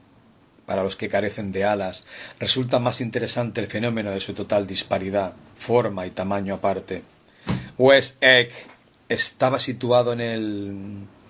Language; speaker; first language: Spanish; native; Spanish